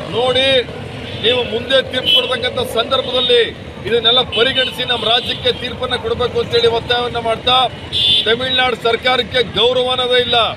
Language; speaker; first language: Kannada; native; Kannada